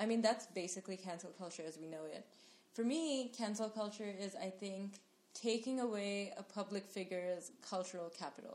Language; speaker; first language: English; non-native, local second language; Sinhala